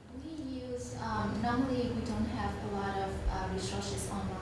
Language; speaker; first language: English; non-native, fluent; Vietnamese